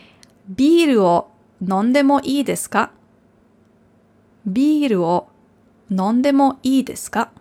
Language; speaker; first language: Japanese; non-native, fluent; German